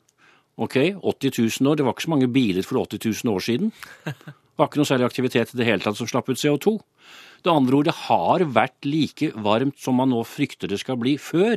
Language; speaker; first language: Norwegian; native; Norwegian